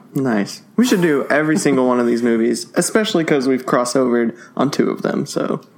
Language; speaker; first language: English; native; English